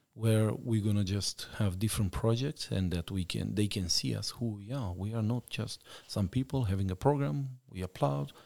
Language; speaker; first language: English; non-native, fluent; Romanian